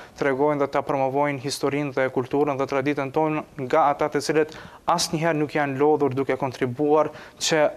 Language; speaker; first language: Albanian; non-native, local second language; Romany